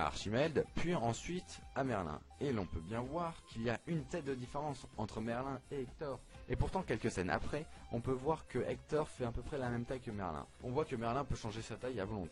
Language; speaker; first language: French; native; French